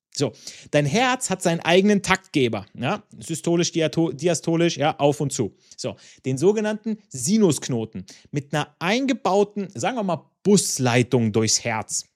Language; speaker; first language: German; non-native, fluent; Italian